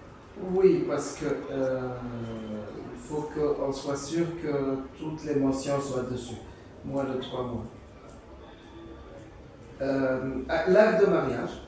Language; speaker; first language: French; native; French